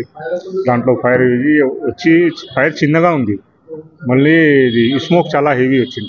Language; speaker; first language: Telugu; non-native, local second language; Urdu